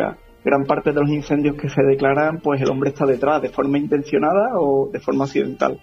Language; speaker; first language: Spanish; native; Spanish